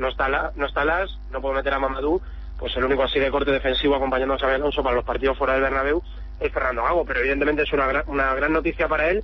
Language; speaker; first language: Spanish; native; Spanish